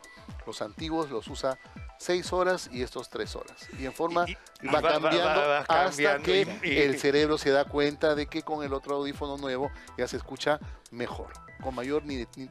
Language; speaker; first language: Spanish; native; Spanish